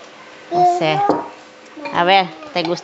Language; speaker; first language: Spanish; non-native, learner; Indonesian